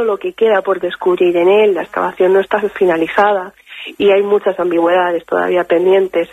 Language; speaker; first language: Spanish; native; Spanish